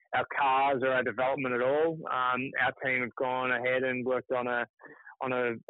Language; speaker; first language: English; native; English